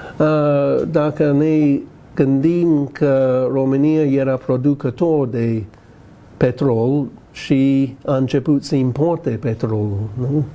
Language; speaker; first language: Romanian; non-native, fluent; English